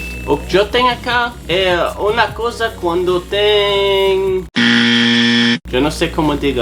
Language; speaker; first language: Spanish; non-native, learner; English